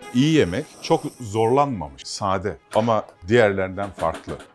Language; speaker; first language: Turkish; native; Turkish